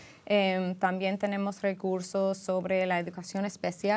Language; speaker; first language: Spanish; early bilingual, heritage; English